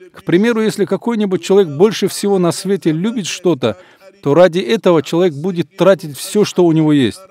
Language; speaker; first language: Russian; non-native, local second language; Avaric